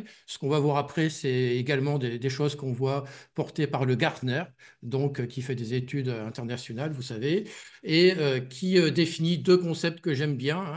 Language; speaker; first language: French; native; French